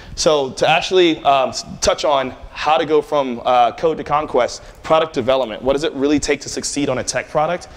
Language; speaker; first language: English; native; English